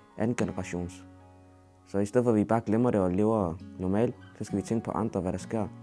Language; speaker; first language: Danish; early bilingual, other home language; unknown